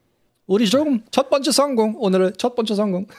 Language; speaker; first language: Korean; non-native, fluent; German